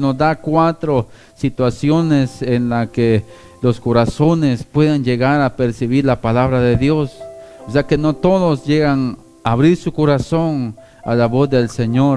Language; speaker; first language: Spanish; native; Spanish